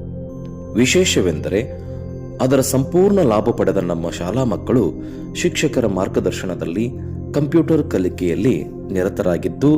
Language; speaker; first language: Kannada; native; Kannada